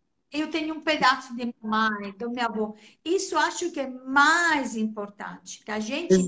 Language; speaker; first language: Portuguese; non-native, fluent; Italian